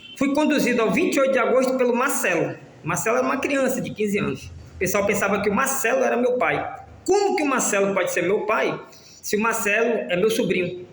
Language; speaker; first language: Portuguese; native; Portuguese